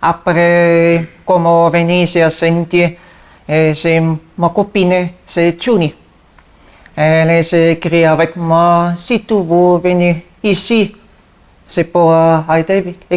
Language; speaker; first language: French; non-native, learner; Bulgarian